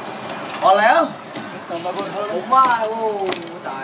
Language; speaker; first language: Chinese; non-native, learner; Thai